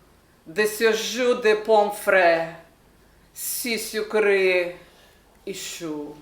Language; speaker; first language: French; non-native, learner; Ukrainian